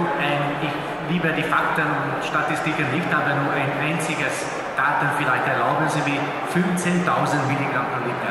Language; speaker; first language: German; non-native, fluent; Hungarian